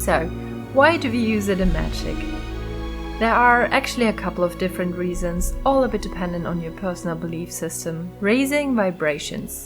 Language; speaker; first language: English; non-native, fluent; German